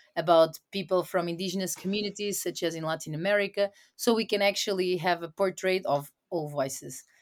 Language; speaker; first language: English; non-native, fluent; Portuguese